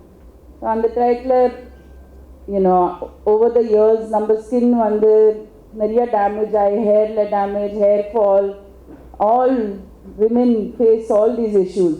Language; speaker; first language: Tamil; non-native, local second language; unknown